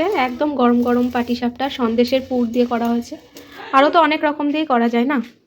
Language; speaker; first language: Bangla; native; Bangla